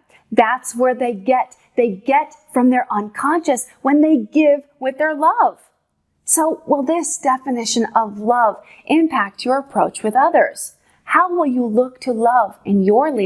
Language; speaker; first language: English; native; English